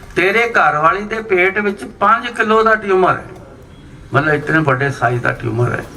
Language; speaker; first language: Hindi; non-native, local second language; Punjabi